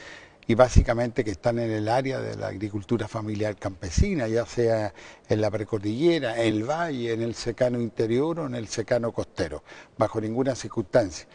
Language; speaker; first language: Spanish; native; Spanish